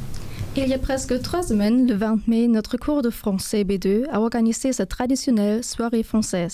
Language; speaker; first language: French; non-native, fluent; German